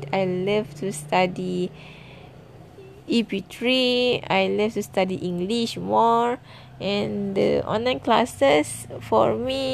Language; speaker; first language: English; non-native, learner; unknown